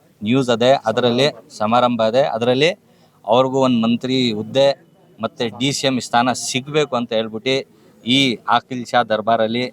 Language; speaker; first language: Kannada; non-native, local second language; Urdu